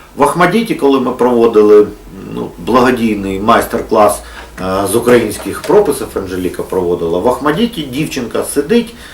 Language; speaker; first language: Ukrainian; non-native, local second language; Russian